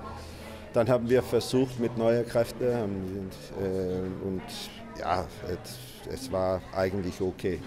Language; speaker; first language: German; non-native, fluent; Danish